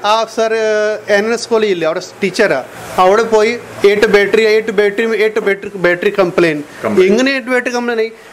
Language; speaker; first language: Malayalam; non-native, learner; Hindi